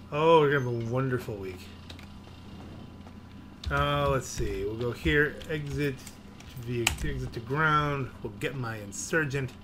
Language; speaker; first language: English; native; English